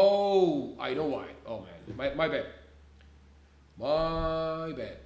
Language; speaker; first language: English; non-native, fluent; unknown